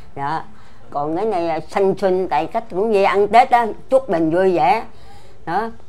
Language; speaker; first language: Vietnamese; non-native, local second language; Chinese